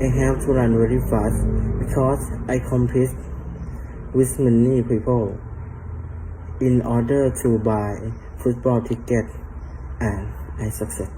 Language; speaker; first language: English; non-native, learner; Thai